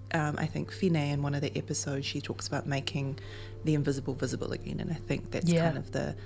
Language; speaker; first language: English; native; English